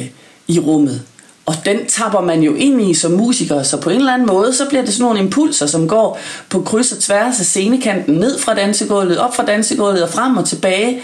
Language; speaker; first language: Danish; native; Danish